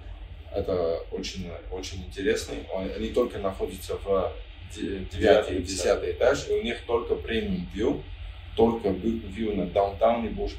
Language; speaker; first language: Russian; non-native, fluent; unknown